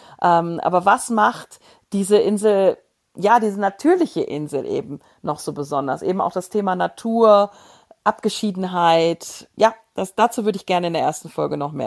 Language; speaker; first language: German; native; German